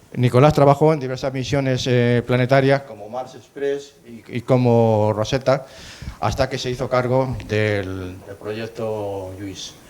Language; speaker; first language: Spanish; native; Spanish